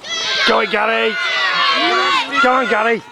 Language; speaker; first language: English; native; English